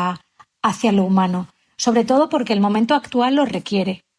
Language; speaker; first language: Spanish; native; Spanish